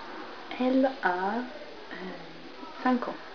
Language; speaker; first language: French; non-native, fluent; English